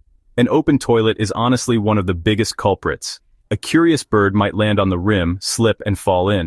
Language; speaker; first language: English; native; English